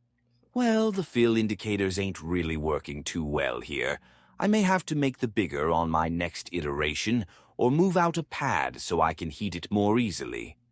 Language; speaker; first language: English; native; English